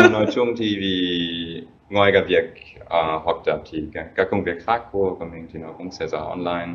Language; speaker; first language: Vietnamese; non-native, fluent; German